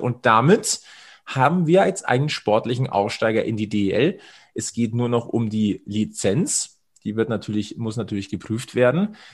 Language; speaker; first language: German; native; German